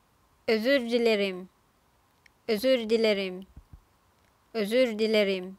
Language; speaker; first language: Turkish; non-native, fluent; Thai